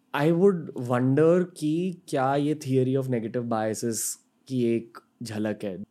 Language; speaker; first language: Hindi; native; Hindi